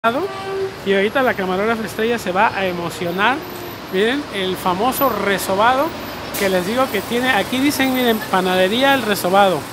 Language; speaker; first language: Spanish; native; Spanish